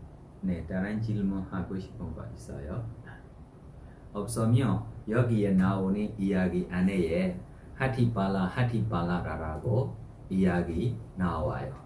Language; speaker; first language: Korean; non-native, fluent; Burmese